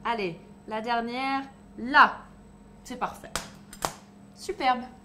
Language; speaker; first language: French; native; French